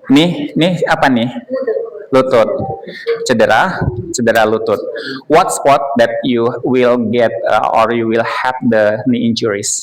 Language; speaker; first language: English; non-native, fluent; Indonesian